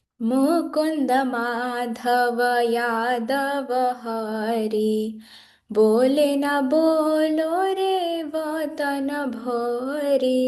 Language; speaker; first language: Hindi; native; Hindi